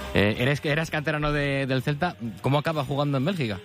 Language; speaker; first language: Spanish; native; Spanish